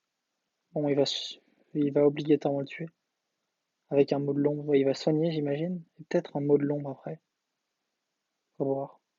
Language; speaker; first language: French; native; French